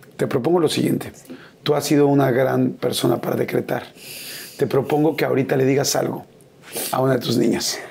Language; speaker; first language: Spanish; native; Spanish